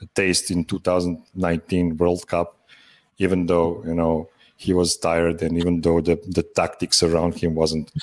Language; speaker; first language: English; non-native, fluent; Serbian